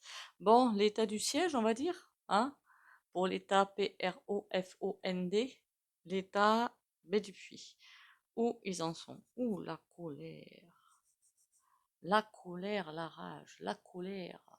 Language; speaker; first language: French; native; French